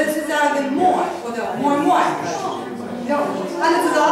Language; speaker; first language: German; non-native, fluent; Ukrainian